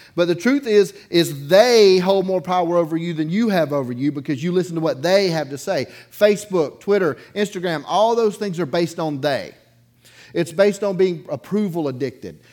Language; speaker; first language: English; native; English